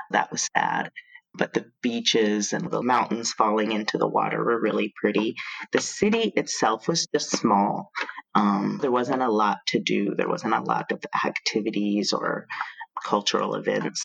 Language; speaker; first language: English; native; English